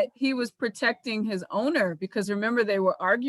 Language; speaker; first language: English; native; English